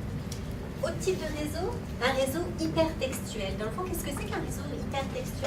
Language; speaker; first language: French; native; French